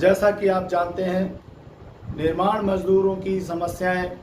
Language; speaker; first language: Hindi; native; Hindi